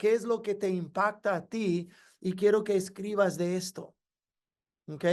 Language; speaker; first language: Spanish; non-native, fluent; English